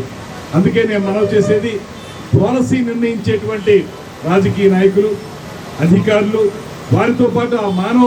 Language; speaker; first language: Telugu; native; Telugu